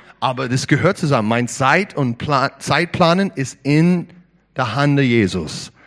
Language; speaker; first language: German; non-native, learner; English